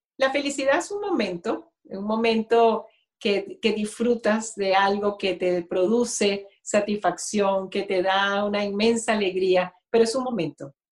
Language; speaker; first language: Spanish; native; Spanish